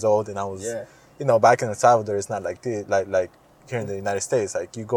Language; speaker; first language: English; non-native, fluent; Spanish